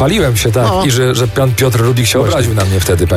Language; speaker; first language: Polish; native; Polish